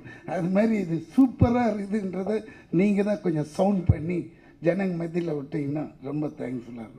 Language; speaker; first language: Tamil; native; Tamil